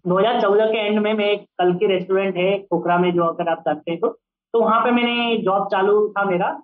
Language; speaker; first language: Hindi; early bilingual, other home language; Nepali